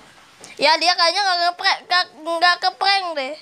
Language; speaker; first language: Indonesian; native; Indonesian